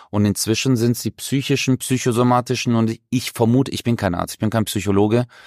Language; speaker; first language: German; early bilingual, other home language; Turkish